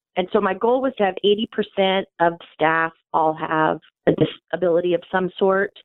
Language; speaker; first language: English; native; English